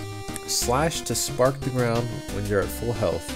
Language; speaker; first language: English; native; English